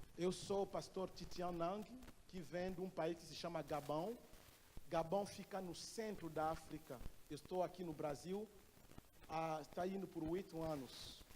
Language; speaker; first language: Portuguese; non-native, fluent; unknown